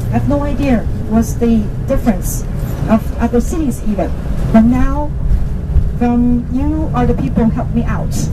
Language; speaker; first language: English; non-native, learner; Chinese